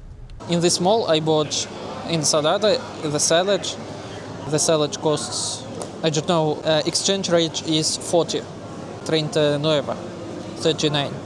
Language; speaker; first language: English; non-native, learner; Russian